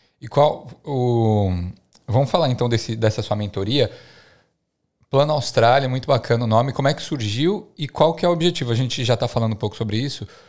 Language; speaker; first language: Portuguese; native; Portuguese